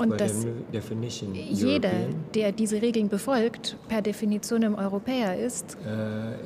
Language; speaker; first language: German; non-native, fluent; Dutch